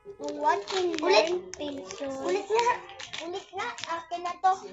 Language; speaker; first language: Filipino; native; Filipino